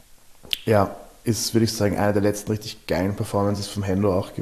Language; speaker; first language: German; native; German